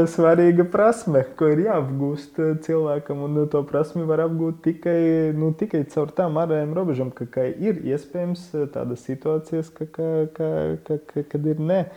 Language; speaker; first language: Latvian; non-native, local second language; Russian